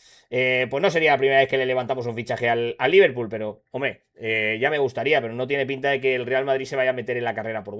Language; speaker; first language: Spanish; native; Spanish